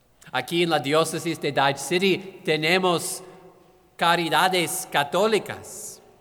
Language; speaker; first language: Spanish; non-native, fluent; English